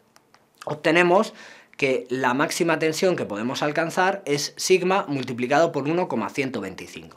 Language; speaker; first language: Spanish; native; Spanish